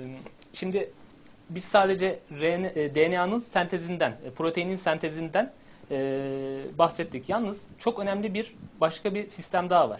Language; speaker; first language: Turkish; native; Turkish